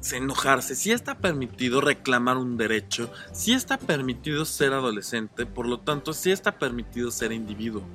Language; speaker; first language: Spanish; native; Spanish